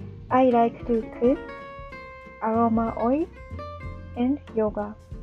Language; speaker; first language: English; non-native, learner; Japanese